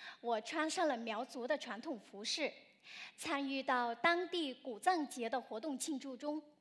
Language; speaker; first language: Chinese; non-native, fluent; Vietnamese